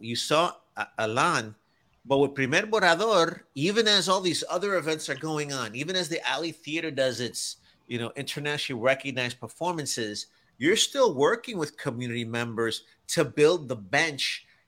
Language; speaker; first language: English; native; English